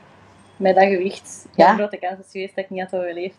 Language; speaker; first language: Dutch; native; Dutch